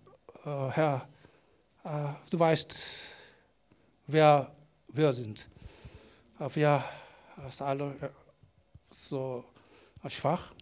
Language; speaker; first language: German; non-native, learner; Korean